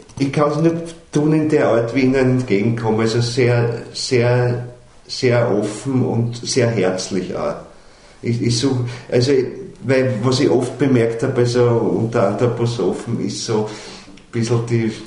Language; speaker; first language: German; native; German